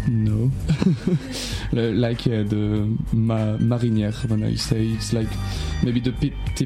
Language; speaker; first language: English; non-native, learner; French